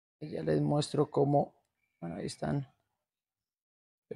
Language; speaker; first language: Spanish; native; Spanish